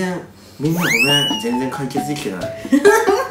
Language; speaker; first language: Japanese; native; Japanese